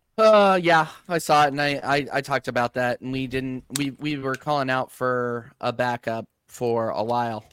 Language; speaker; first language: English; native; English